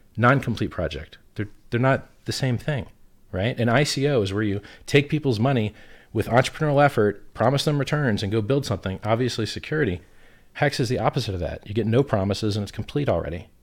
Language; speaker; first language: English; native; English